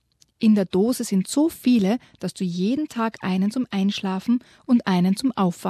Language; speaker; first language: German; native; German